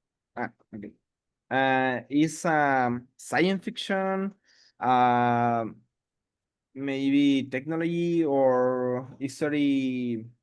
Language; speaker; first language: English; non-native, learner; Spanish